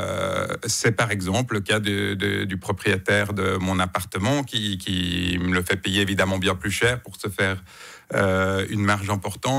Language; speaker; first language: French; native; French